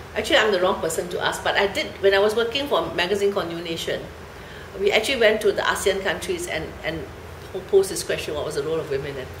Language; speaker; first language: English; native; English